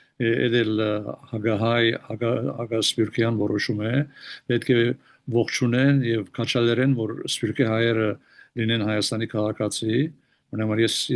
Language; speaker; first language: Armenian; early bilingual, heritage; Armenian